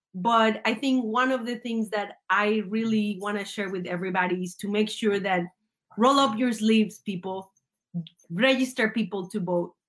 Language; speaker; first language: English; early bilingual, other home language; Spanish